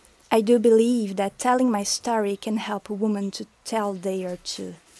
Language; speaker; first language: English; non-native, fluent; Portuguese